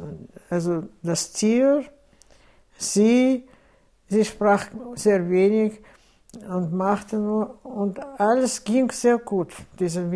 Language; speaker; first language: German; non-native, fluent; Russian